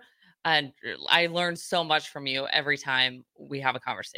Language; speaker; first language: English; native; English